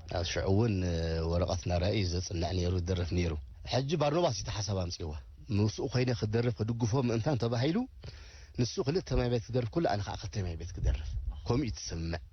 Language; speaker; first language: Tigrinya; native; Tigrinya